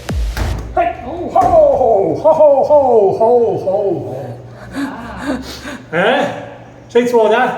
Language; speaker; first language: Chinese; non-native, fluent; Italian